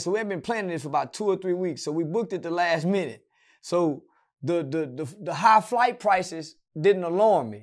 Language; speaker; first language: English; native; English